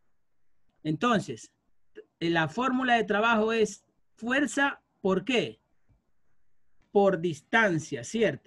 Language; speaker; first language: Spanish; native; Spanish